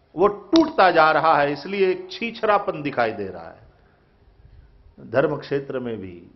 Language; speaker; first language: Hindi; non-native, local second language; Gujarati